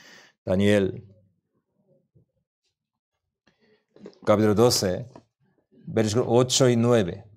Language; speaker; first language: Spanish; non-native, learner; Korean